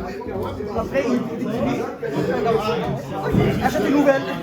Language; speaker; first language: French; non-native, local second language; English